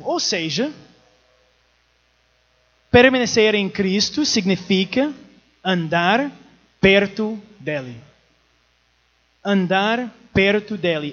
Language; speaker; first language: Portuguese; non-native, learner; English